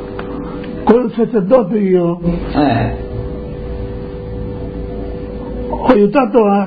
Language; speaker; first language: Italian; non-native, local second language; Friulian